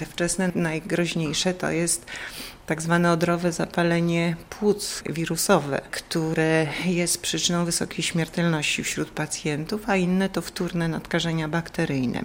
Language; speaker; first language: Polish; native; Polish